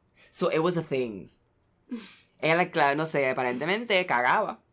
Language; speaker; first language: English; non-native, local second language; Spanish